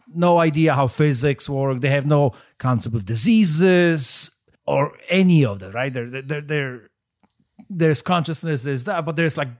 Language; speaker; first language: English; non-native, fluent; Polish